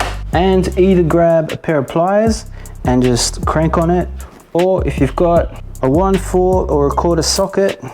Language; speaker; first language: English; native; English